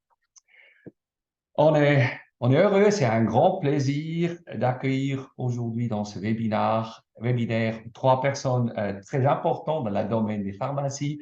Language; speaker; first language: French; non-native, local second language; German